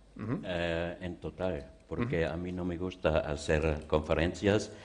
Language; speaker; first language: Spanish; non-native, learner; German